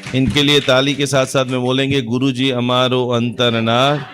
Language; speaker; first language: Hindi; non-native, local second language; Gujarati